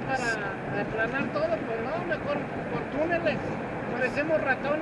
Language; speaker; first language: Spanish; native; Spanish